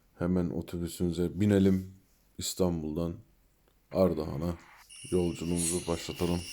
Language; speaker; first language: Turkish; early bilingual, heritage; Turkish